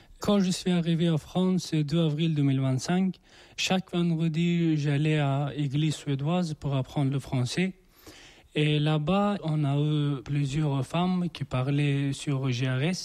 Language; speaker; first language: French; non-native, learner; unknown